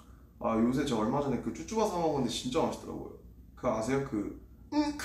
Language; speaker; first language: Korean; native; Korean